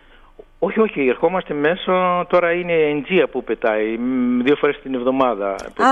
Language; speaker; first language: Greek; native; Greek